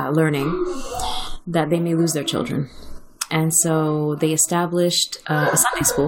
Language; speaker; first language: English; native; English